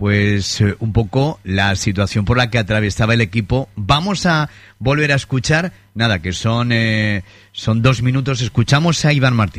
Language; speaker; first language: Spanish; native; Spanish